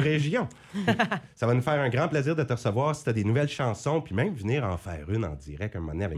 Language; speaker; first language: French; native; French